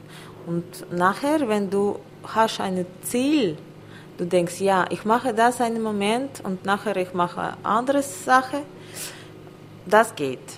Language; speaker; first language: German; non-native, learner; Russian